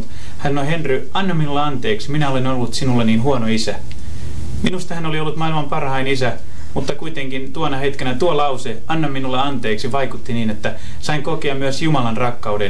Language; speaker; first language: Finnish; native; Finnish